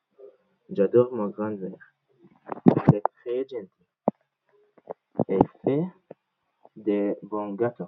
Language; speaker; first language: French; non-native, learner; Arabic